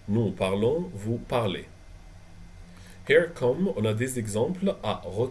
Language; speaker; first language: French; non-native, fluent; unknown